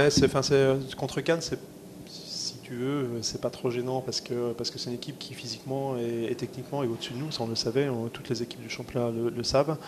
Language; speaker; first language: French; native; French